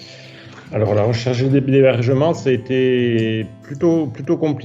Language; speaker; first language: French; native; French